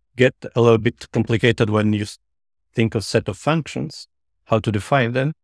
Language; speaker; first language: English; non-native, fluent; Italian